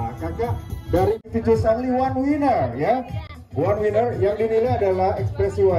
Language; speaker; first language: Indonesian; native; Indonesian